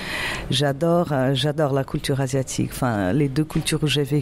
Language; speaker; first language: French; non-native, fluent; Portuguese